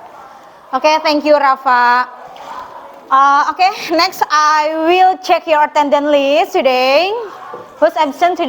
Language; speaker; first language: English; non-native, fluent; Indonesian